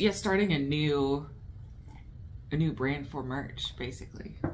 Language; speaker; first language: English; native; English